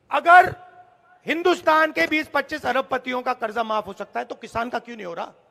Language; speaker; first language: Hindi; native; Hindi